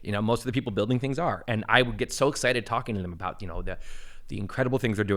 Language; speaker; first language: English; native; English